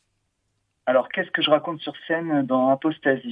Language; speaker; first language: French; native; French